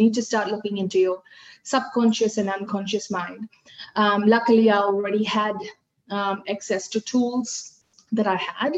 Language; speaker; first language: English; non-native, fluent; Hindi